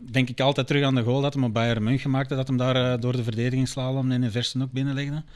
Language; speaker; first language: Dutch; native; Dutch